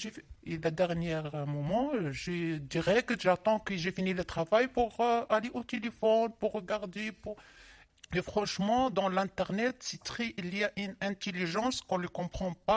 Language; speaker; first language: French; non-native, learner; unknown